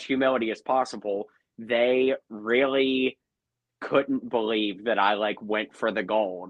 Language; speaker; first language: English; native; English